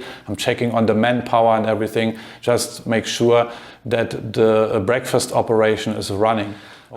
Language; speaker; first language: English; non-native, fluent; German